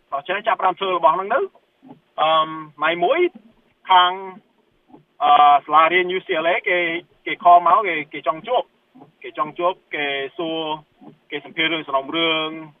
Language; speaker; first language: Khmer; early bilingual, heritage; Khmer